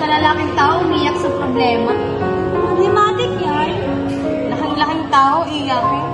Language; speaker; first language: Filipino; native; Filipino